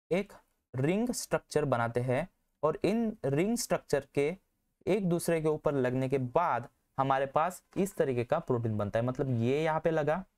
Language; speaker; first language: Hindi; non-native, local second language; Marathi